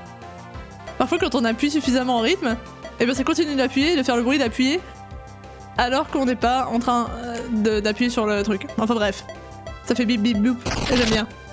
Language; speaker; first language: French; native; French